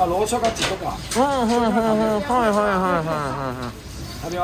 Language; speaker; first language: Japanese; non-native, fluent; Chinese